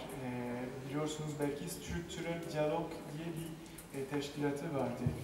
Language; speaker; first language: Turkish; non-native, fluent; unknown